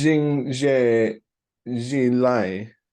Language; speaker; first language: Chinese; non-native, learner; English